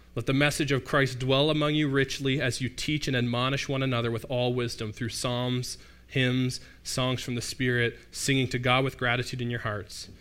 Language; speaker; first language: English; native; English